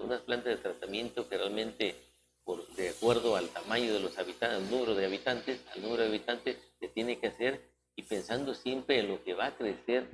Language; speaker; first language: Spanish; native; Spanish